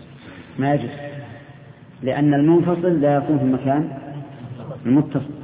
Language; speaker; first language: Arabic; native; Arabic